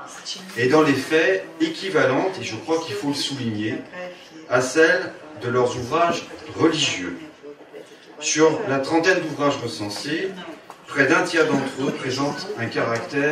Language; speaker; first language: French; native; French